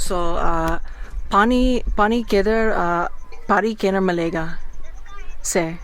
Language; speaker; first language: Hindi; non-native, learner; English